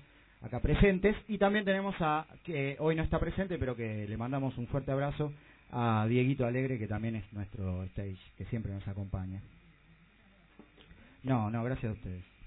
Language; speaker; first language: Spanish; native; Spanish